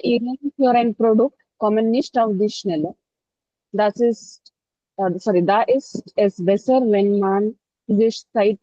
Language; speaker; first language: German; non-native, learner; Hindi